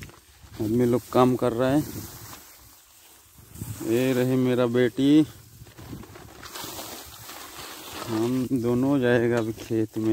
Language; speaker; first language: Hindi; non-native, local second language; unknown